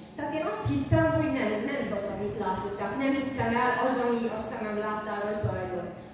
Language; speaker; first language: Hungarian; native; Hungarian